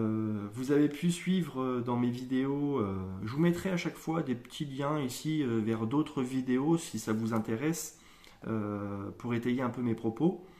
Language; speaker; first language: French; native; French